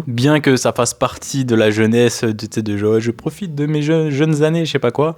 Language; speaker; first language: French; native; French